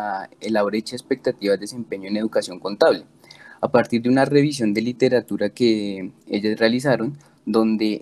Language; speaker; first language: Spanish; native; Spanish